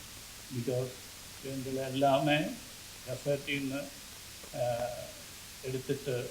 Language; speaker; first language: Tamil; non-native, learner; Malayalam